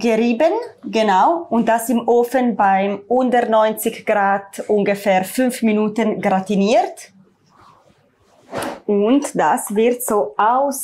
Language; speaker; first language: German; non-native, learner; Italian